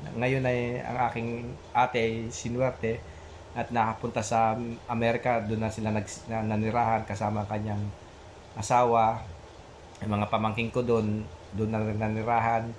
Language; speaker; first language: Filipino; non-native, local second language; Pampanga